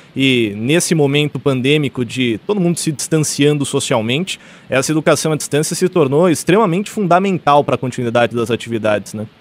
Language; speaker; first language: Portuguese; native; Portuguese